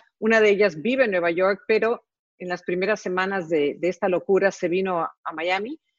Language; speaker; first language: Spanish; early bilingual, heritage; Spanish